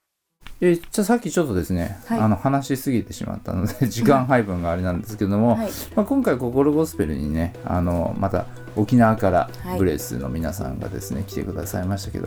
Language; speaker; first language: Japanese; native; Japanese